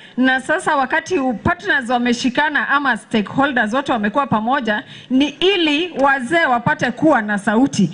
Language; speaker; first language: Swahili; non-native, local second language; Masai